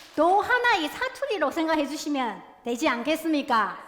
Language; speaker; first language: Korean; non-native, fluent; Chinese